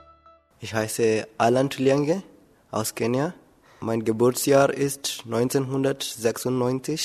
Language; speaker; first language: German; non-native, learner; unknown